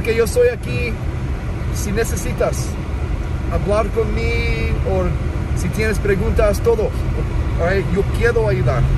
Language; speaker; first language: Spanish; non-native, learner; English